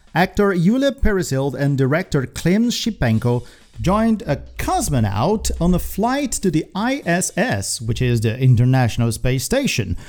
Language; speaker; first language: English; non-native, fluent; Portuguese